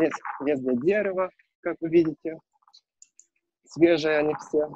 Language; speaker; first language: Russian; non-native, learner; Turkish